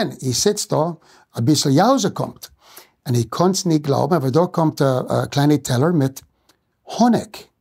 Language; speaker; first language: German; non-native, fluent; English